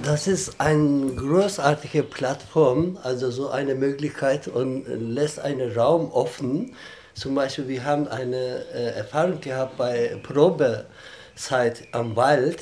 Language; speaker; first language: German; non-native, fluent; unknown